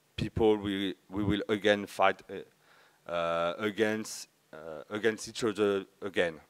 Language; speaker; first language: English; non-native, learner; French